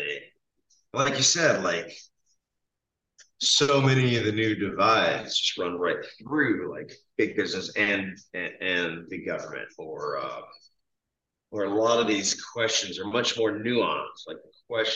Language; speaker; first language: English; native; English